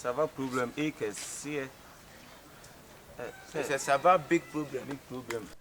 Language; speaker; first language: French; non-native, learner; Ga